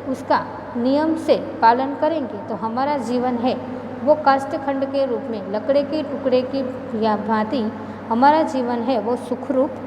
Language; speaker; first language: Hindi; non-native, local second language; Gujarati